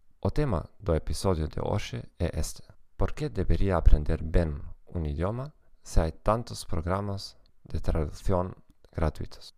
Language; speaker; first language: Portuguese; non-native, learner; German